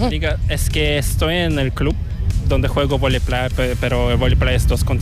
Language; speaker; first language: Spanish; non-native, fluent; Korean